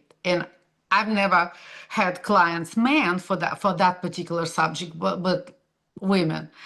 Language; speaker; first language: English; non-native, fluent; Russian